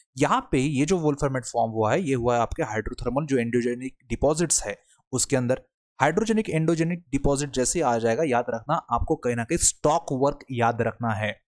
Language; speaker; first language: Hindi; non-native, local second language; Marathi